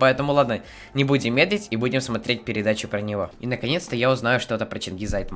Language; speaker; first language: Russian; native; Russian